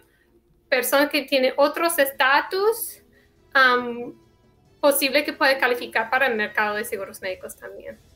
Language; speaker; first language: Spanish; non-native, fluent; English